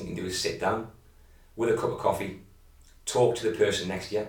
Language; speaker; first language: English; native; English